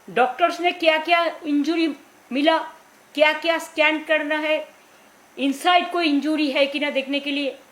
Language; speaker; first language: Hindi; non-native, local second language; Bangla